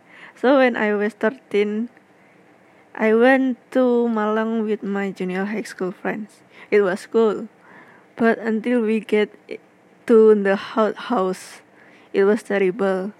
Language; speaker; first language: English; non-native, learner; Indonesian